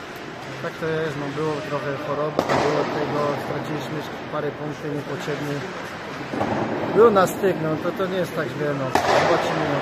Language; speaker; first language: Polish; early bilingual, heritage; French